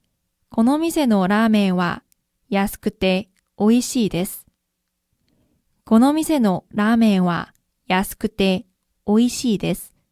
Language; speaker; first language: Japanese; non-native, fluent; Korean